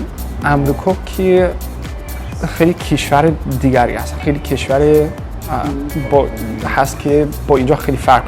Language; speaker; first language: Persian; non-native, learner; English